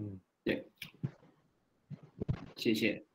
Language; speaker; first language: Chinese; non-native, fluent; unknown